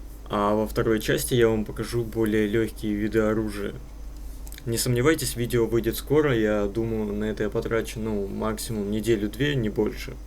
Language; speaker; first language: Russian; native; Russian